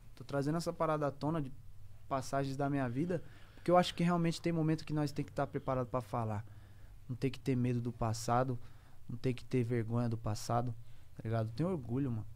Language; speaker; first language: Portuguese; native; Portuguese